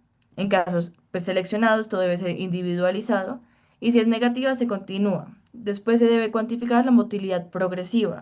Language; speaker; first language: Spanish; native; Spanish